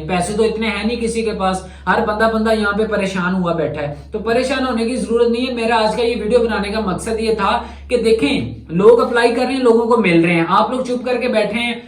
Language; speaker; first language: Urdu; non-native, local second language; Punjabi